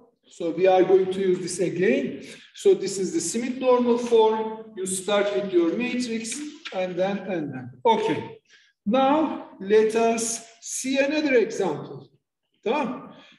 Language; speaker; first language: English; non-native, fluent; Turkish